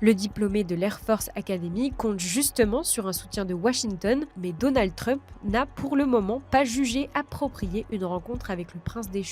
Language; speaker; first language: French; native; French